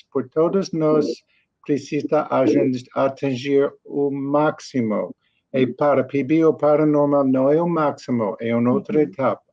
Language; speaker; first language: Portuguese; non-native, learner; English